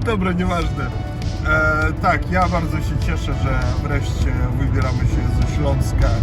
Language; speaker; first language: Polish; non-native, fluent; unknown